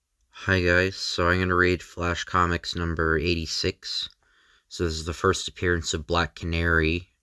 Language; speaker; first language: English; native; English